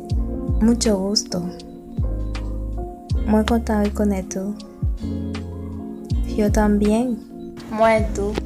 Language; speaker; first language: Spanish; non-native, learner; Haitian Creole